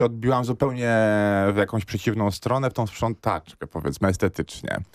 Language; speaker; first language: Polish; native; Polish